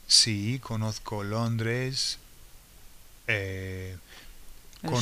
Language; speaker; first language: Spanish; non-native, fluent; English